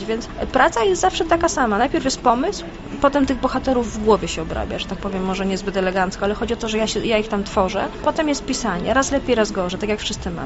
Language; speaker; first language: Polish; native; Polish